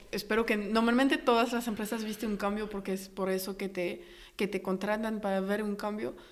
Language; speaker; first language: Spanish; non-native, fluent; French